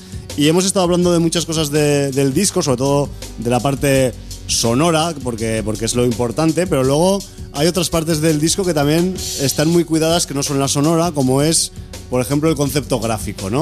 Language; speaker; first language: Spanish; native; Spanish